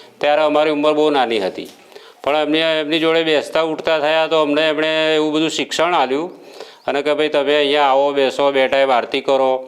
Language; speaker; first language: Gujarati; native; Gujarati